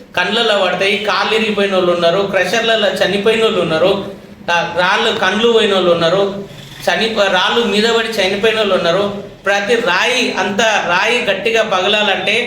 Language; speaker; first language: Telugu; native; Telugu